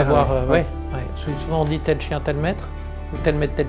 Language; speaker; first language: French; native; French